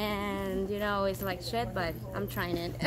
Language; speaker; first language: English; non-native, fluent; Spanish